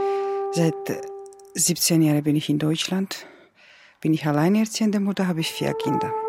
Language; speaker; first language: German; non-native, learner; Georgian